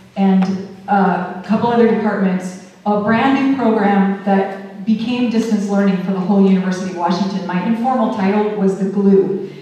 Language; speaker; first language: English; native; English